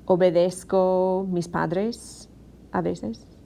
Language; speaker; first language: Spanish; non-native, fluent; English